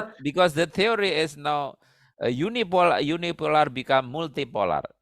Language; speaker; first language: English; non-native, learner; Indonesian